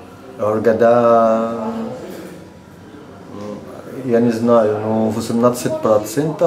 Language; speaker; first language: French; non-native, learner; Arabic